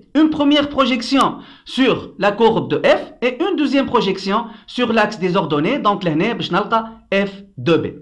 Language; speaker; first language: French; non-native, local second language; Arabic